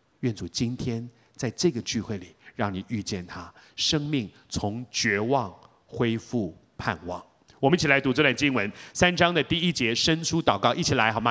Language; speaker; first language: Chinese; native; Chinese